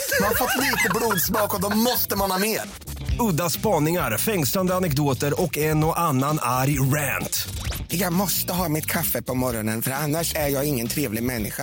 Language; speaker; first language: Swedish; native; Swedish